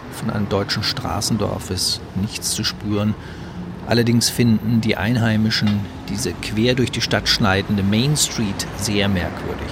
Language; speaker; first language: German; native; German